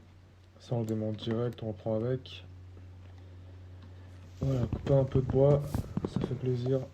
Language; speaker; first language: French; native; French